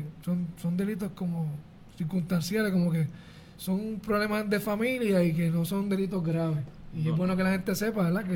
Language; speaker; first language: Spanish; native; Spanish